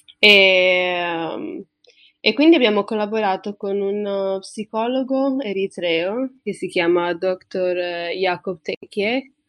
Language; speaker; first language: Italian; early bilingual, other home language; Tigrinya